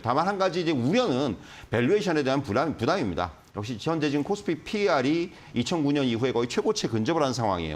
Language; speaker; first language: Korean; native; Korean